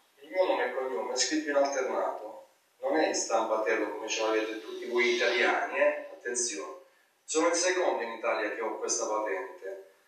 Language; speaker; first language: Italian; native; Italian